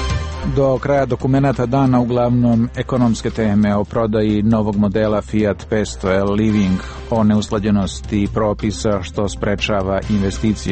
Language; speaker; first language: Serbian; native; Serbian